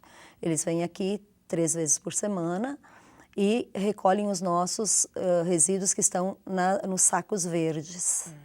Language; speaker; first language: Portuguese; native; Portuguese